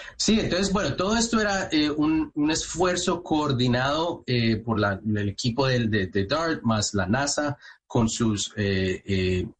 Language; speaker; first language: Spanish; native; Spanish